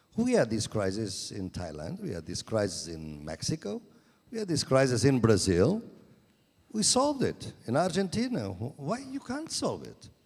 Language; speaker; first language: English; non-native, fluent; Portuguese